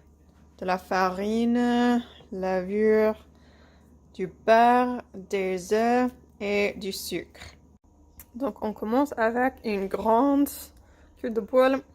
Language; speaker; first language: French; non-native, fluent; English